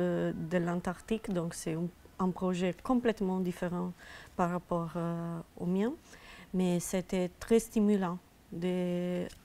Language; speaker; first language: French; non-native, fluent; Italian